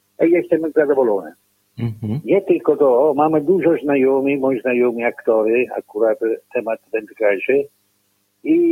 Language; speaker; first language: Polish; non-native, learner; Italian